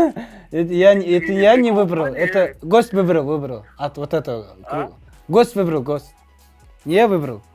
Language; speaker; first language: Russian; non-native, learner; Kazakh